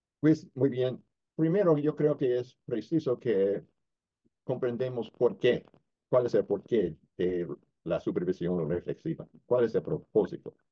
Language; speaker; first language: Spanish; non-native, fluent; English